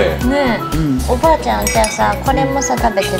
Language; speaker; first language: Japanese; early bilingual, heritage; Chinese